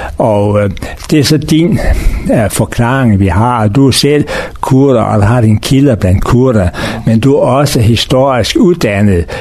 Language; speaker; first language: Danish; native; Danish